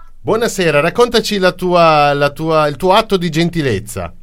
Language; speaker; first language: Italian; native; Italian